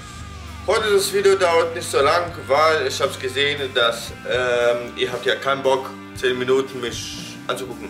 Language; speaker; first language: German; non-native, fluent; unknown